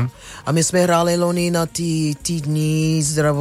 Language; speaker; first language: Czech; non-native, fluent; English